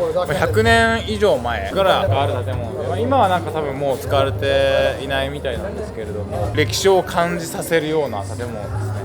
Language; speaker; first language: Japanese; native; Japanese